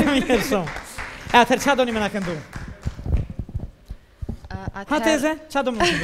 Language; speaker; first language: Albanian; native; Albanian